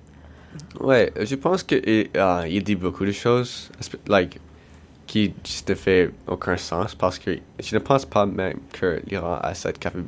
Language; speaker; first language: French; non-native, learner; English